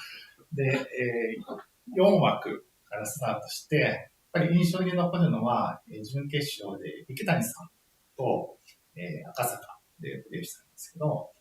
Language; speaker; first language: Japanese; native; Japanese